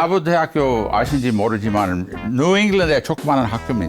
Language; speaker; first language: Korean; non-native, fluent; English